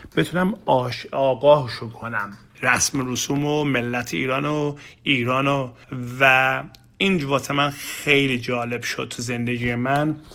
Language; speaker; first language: Persian; non-native, learner; Turkish